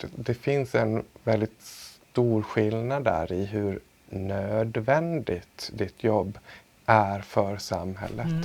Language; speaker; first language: Swedish; native; Swedish